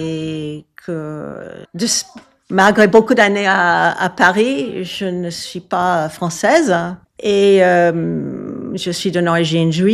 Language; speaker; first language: French; non-native, fluent; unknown